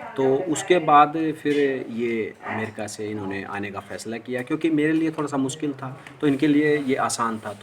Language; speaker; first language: Hindi; native; Hindi